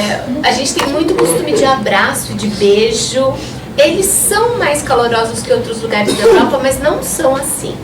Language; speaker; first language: Portuguese; early bilingual, other home language; Spanish